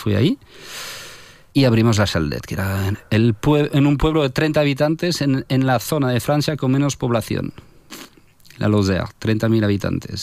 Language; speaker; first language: Spanish; non-native, fluent; French